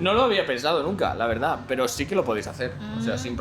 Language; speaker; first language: Spanish; native; Spanish